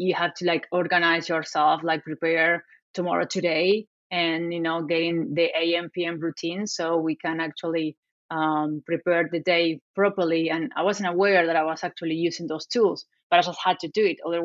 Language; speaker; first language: English; non-native, fluent; Spanish